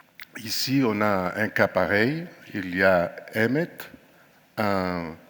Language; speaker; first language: French; non-native, fluent; Greek